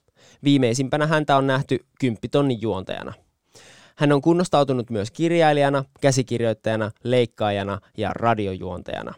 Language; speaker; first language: Finnish; native; Finnish